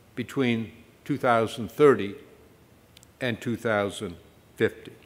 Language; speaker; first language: English; native; English